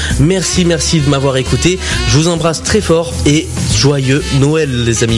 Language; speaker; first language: French; native; French